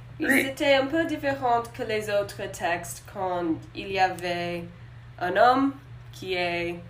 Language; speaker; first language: French; non-native, learner; English